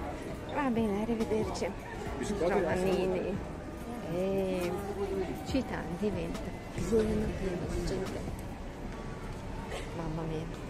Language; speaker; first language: Italian; non-native, learner; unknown